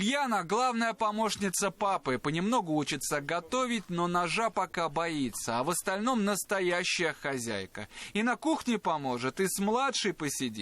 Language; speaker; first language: Russian; native; Russian